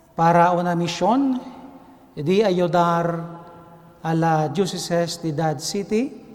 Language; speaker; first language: Spanish; non-native, learner; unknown